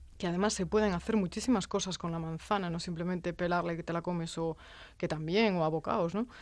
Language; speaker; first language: Spanish; native; Spanish